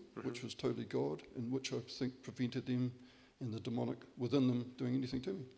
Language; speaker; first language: English; native; English